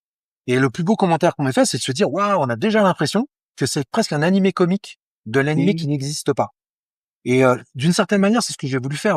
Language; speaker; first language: French; native; French